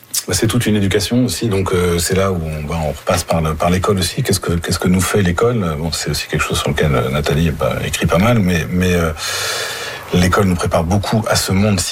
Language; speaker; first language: French; native; French